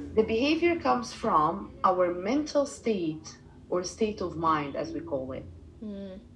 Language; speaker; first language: English; non-native, fluent; Arabic